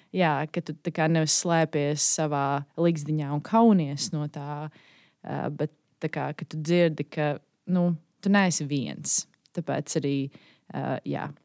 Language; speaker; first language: Latvian; native; Latvian